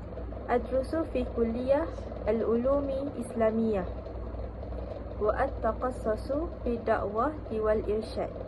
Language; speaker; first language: Arabic; non-native, learner; Malay